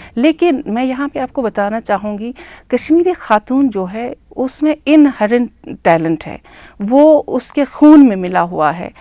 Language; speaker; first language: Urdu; non-native, local second language; Kashmiri